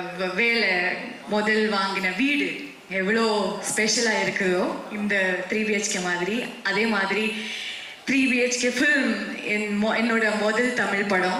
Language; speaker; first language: Tamil; non-native, learner; Kannada